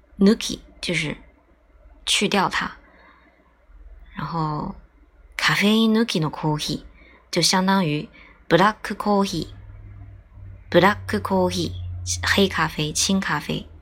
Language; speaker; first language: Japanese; non-native, fluent; Chinese